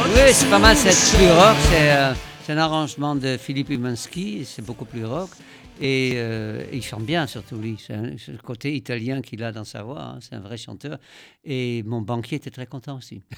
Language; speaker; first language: French; non-native, fluent; Dutch